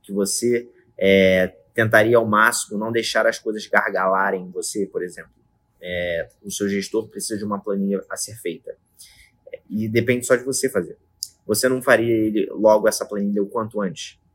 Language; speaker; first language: Portuguese; native; Portuguese